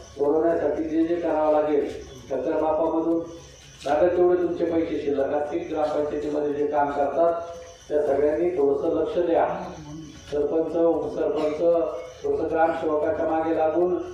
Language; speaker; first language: Marathi; native; Marathi